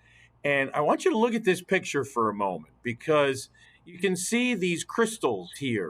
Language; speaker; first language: English; native; English